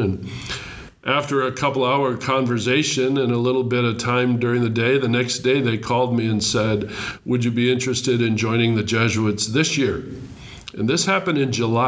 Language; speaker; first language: English; native; English